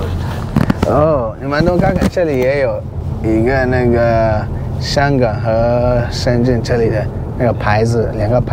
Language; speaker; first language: Chinese; non-native, learner; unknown